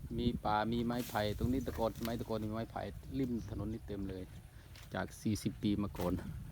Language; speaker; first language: Thai; non-native, local second language; Northern Khmer